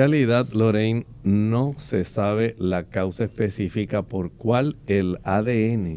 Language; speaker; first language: Spanish; native; Spanish